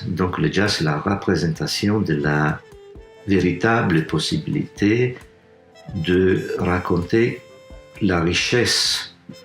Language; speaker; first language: French; non-native, fluent; Italian